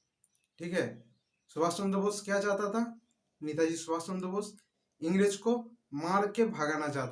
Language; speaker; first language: Hindi; non-native, local second language; Bangla